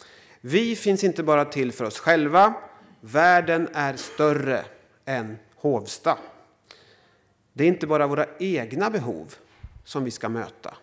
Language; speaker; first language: Swedish; native; Swedish